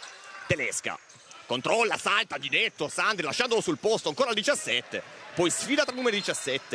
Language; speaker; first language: Italian; native; Italian